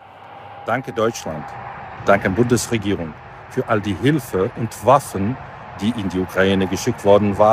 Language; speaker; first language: German; non-native, fluent; Ukrainian